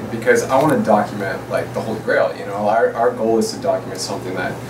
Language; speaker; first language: English; native; English